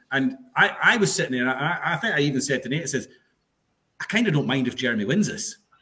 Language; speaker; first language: English; native; English